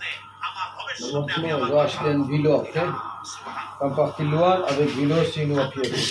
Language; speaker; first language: French; non-native, learner; Arabic